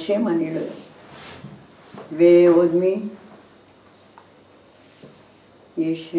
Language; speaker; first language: Hebrew; non-native, learner; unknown